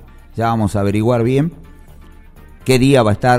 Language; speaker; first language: Spanish; native; Spanish